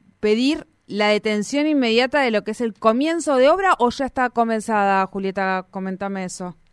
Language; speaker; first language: Spanish; native; Spanish